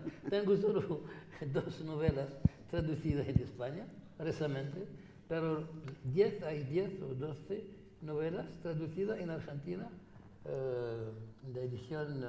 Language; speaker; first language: Spanish; non-native, fluent; Arabic